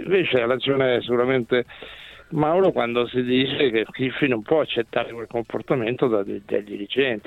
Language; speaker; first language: Italian; native; Italian